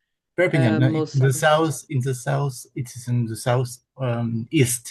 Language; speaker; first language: English; non-native, learner; French